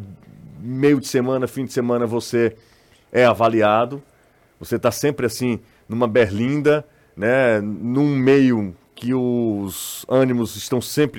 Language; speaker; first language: Portuguese; native; Portuguese